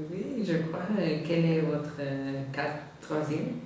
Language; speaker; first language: French; non-native, learner; Spanish